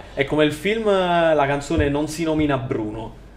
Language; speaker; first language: Italian; native; Italian